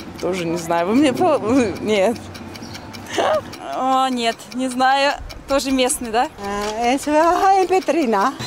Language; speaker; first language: Russian; non-native, local second language; Armenian